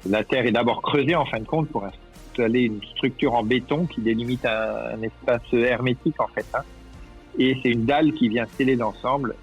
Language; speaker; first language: French; native; French